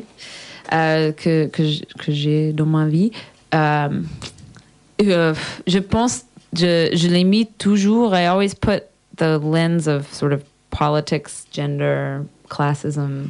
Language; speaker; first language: French; non-native, learner; English